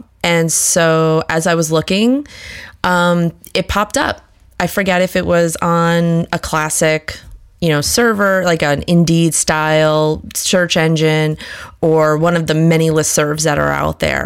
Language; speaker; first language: English; native; English